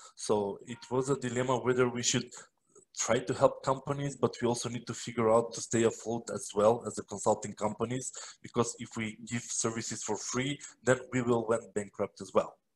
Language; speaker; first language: English; non-native, fluent; Macedonian